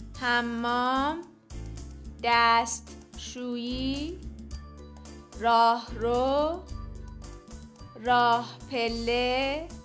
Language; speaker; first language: Persian; non-native, learner; Arabic